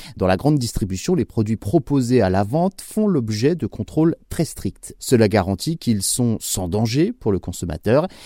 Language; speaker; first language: French; native; French